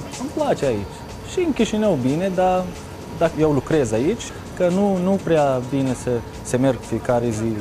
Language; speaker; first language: Romanian; non-native, learner; Arabic